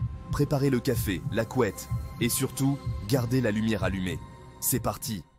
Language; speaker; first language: French; native; French